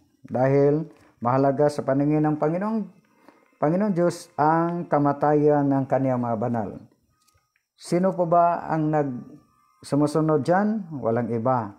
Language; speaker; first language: Filipino; non-native, local second language; Cebuano